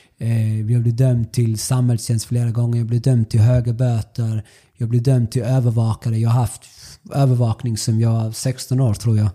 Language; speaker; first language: Swedish; early bilingual, other home language; Spanish